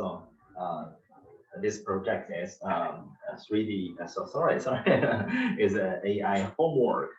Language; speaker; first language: English; non-native, learner; Chinese